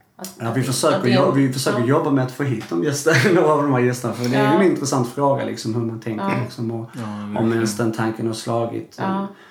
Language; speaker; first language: Swedish; native; Swedish